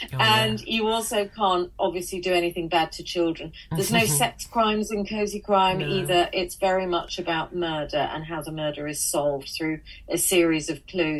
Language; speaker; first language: English; native; English